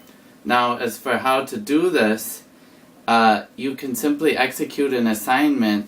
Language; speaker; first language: English; native; English